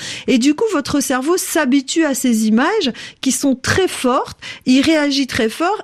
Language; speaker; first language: French; native; French